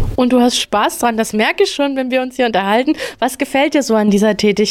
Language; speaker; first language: German; native; German